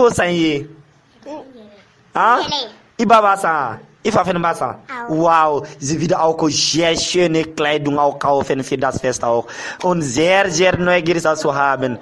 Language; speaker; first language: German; non-native, learner; Bambara